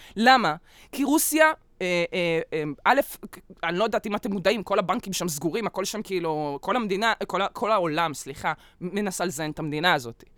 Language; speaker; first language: Hebrew; early bilingual, other home language; Russian